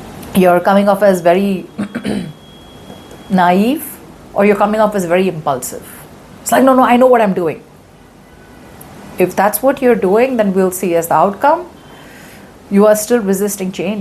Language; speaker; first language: English; non-native, local second language; Hindi